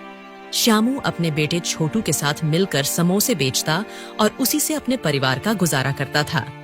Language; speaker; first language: Hindi; native; Hindi